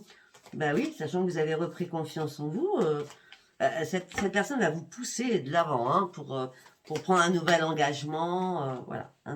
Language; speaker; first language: French; native; French